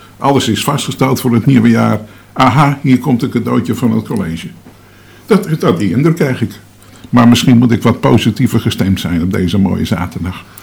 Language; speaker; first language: Dutch; native; Dutch